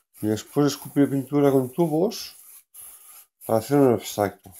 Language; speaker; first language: Spanish; non-native, local second language; Catalan